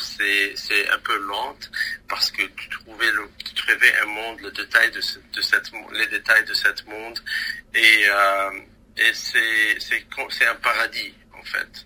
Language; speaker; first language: French; non-native, local second language; Arabic